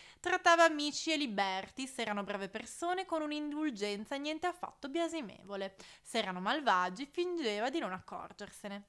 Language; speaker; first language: Italian; native; Italian